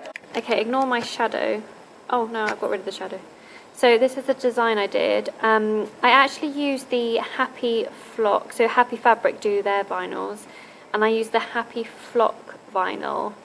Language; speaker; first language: English; native; English